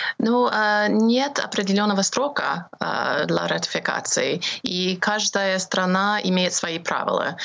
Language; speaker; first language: Russian; non-native, fluent; English